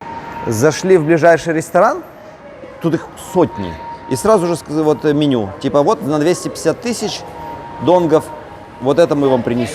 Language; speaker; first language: Russian; native; Russian